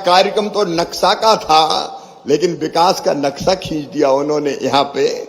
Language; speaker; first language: Hindi; native; Hindi